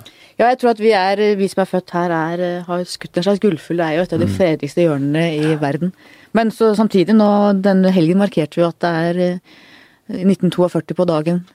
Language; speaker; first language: Norwegian; native; Norwegian